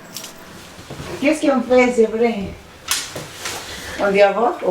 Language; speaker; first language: French; non-native, fluent; Spanish